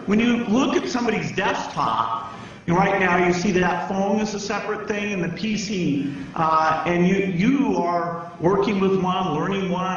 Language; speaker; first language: English; native; English